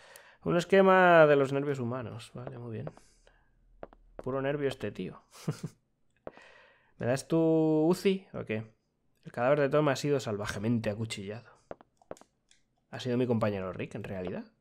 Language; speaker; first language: Spanish; native; Spanish